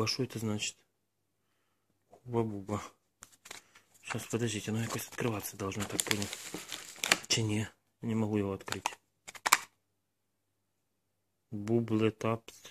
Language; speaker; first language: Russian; non-native, local second language; Ukrainian